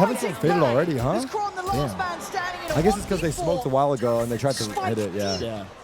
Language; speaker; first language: English; native; English